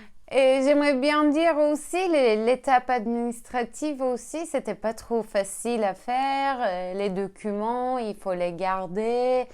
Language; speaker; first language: French; non-native, learner; Turkish